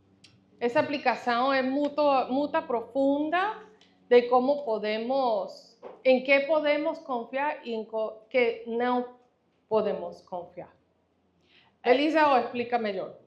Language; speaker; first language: Portuguese; non-native, fluent; Spanish